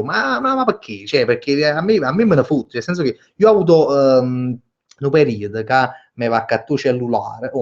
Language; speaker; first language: Italian; native; Italian